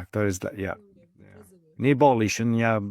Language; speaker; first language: Polish; non-native, learner; English